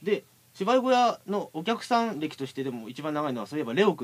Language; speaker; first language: Japanese; native; Japanese